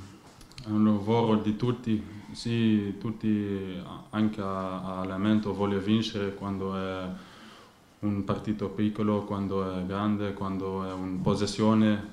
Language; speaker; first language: Italian; non-native, learner; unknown